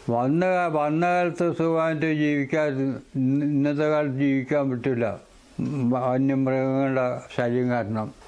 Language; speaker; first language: Malayalam; native; Malayalam